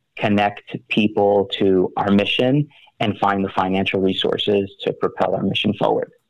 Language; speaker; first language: English; native; English